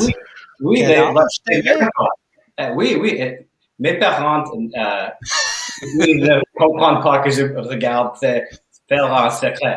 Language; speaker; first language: French; non-native, learner; English